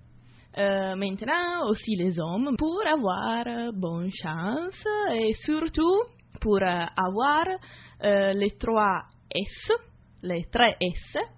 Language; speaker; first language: French; non-native, learner; Italian